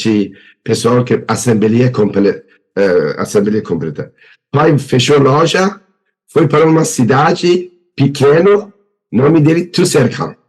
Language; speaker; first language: Portuguese; non-native, learner; Persian